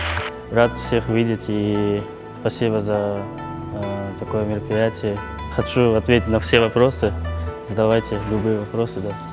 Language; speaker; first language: Russian; non-native, learner; Japanese